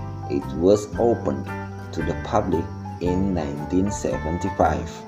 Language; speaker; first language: English; non-native, fluent; Indonesian